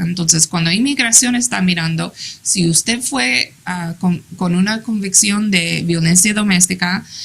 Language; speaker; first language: Spanish; early bilingual, heritage; English